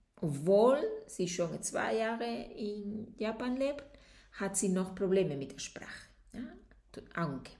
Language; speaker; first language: German; non-native, fluent; Spanish